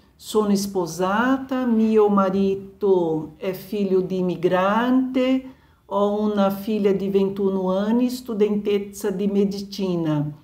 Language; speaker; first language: Italian; non-native, learner; Portuguese